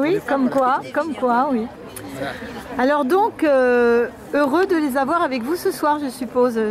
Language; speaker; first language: French; native; French